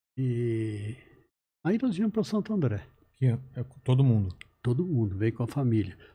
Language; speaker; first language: Portuguese; native; Portuguese